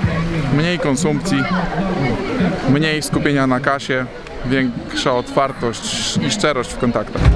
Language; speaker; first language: Polish; native; Polish